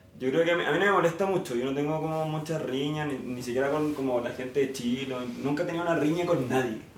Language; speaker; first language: Spanish; native; Spanish